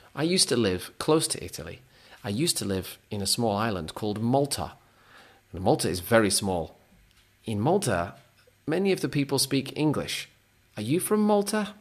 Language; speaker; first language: English; native; English